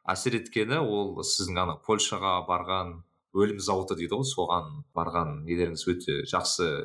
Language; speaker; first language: Kazakh; native; Kazakh